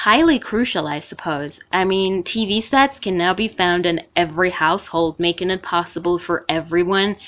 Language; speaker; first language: English; non-native, fluent; Persian